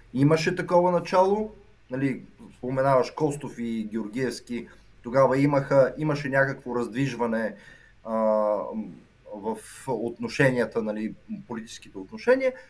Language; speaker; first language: Bulgarian; native; Bulgarian